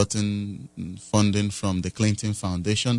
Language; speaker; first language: English; non-native, local second language; Igbo